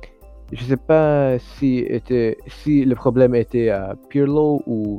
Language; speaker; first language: French; non-native, learner; English